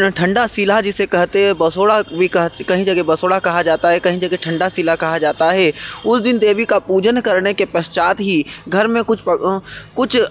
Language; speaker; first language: Hindi; native; Hindi